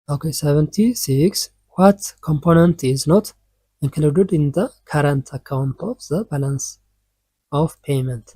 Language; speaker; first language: English; non-native, local second language; Amharic